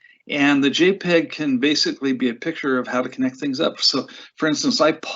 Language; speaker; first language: English; native; English